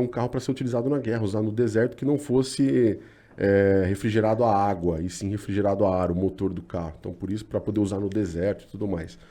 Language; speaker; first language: Portuguese; native; Portuguese